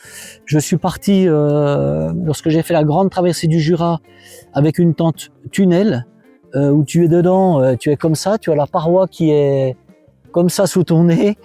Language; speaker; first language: French; native; French